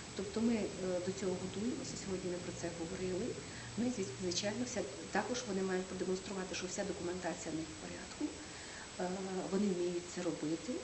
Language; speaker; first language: Ukrainian; native; Ukrainian